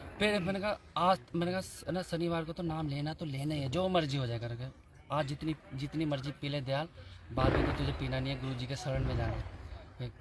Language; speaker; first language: Hindi; non-native, local second language; Nepali